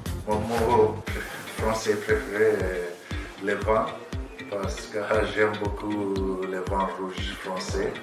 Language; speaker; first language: French; non-native, learner; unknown